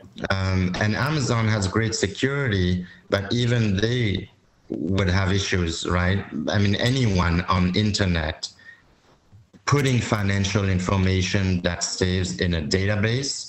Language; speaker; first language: English; non-native, fluent; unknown